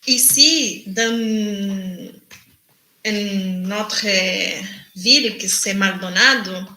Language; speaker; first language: French; non-native, learner; Spanish